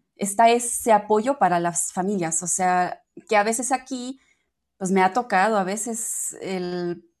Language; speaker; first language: Spanish; non-native, fluent; German